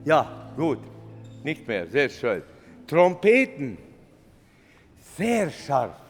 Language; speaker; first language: German; non-native, fluent; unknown